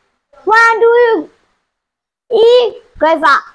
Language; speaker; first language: English; non-native, learner; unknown